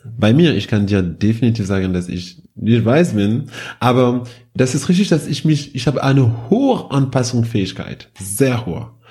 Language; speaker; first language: German; non-native, fluent; French